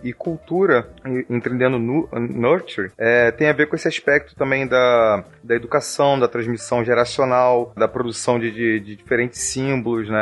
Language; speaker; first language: Portuguese; native; Portuguese